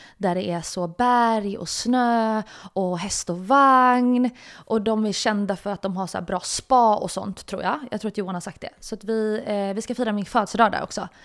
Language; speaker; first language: Swedish; native; Swedish